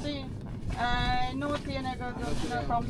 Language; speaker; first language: Spanish; non-native, learner; Turkish